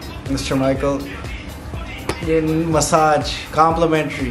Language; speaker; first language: English; early bilingual, other home language; Urdu